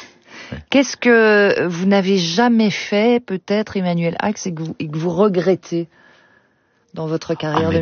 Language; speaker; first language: French; native; French